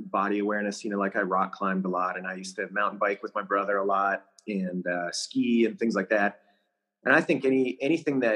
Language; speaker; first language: English; native; English